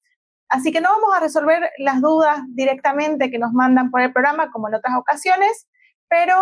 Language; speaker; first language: Spanish; native; Spanish